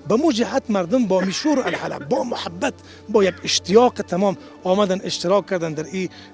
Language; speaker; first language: Persian; native; Persian